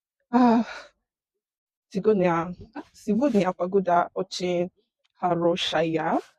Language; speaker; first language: Russian; non-native, learner; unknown